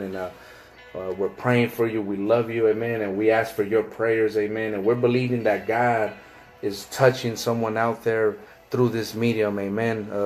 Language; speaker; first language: English; native; English